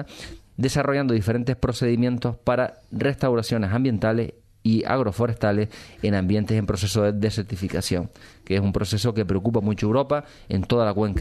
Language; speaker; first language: Spanish; native; Spanish